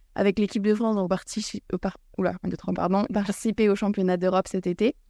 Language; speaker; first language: French; native; French